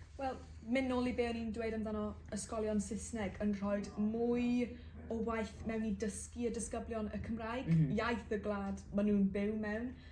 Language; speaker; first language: Welsh; native; Welsh